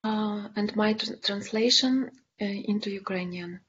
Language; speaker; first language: English; non-native, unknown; Ukrainian